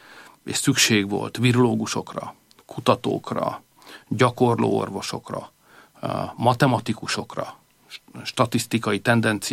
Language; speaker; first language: Hungarian; native; Hungarian